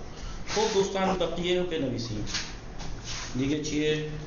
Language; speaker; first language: Persian; non-native, fluent; Urdu